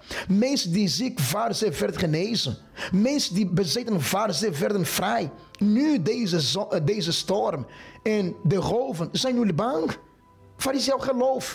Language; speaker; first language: Dutch; non-native, fluent; Portuguese